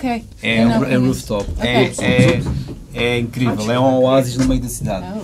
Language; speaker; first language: Portuguese; native; Portuguese